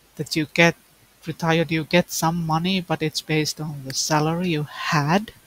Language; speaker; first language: English; non-native, fluent; Finnish